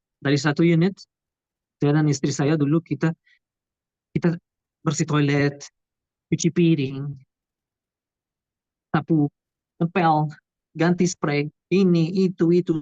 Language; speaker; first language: Indonesian; non-native, learner; Portuguese